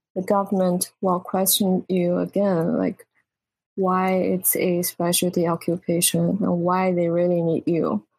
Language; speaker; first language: English; non-native, fluent; Chinese